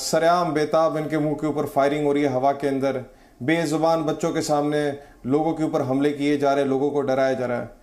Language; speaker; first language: Hindi; native; Hindi